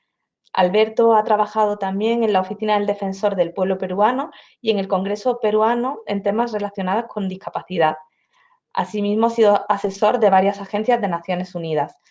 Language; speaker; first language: Spanish; native; Spanish